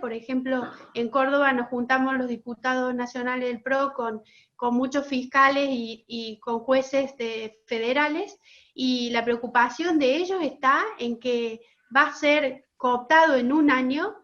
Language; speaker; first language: Spanish; native; Spanish